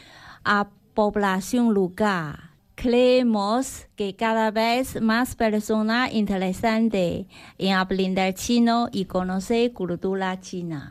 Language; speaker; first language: Spanish; non-native, learner; Chinese